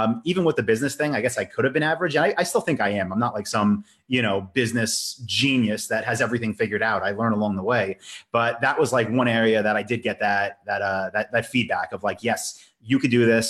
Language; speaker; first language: English; native; English